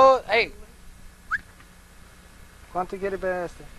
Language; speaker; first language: Spanish; non-native, learner; English